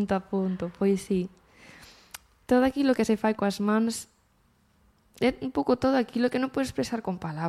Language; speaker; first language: Galician; native; Galician